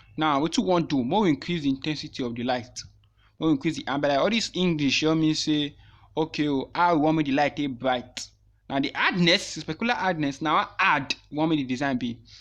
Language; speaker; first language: Nigerian Pidgin; non-native, local second language; Yoruba